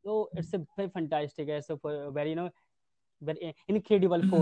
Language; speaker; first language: English; non-native, learner; Hindi